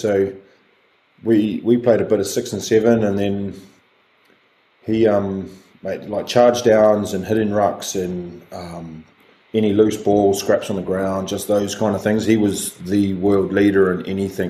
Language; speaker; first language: English; native; English